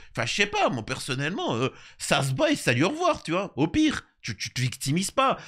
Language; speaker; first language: French; native; French